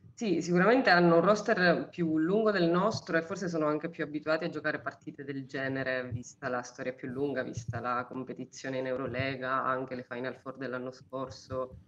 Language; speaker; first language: Italian; native; Italian